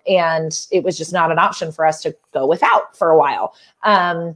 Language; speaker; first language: English; native; English